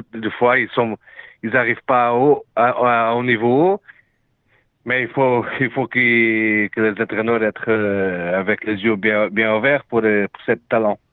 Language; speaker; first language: French; non-native, learner; Portuguese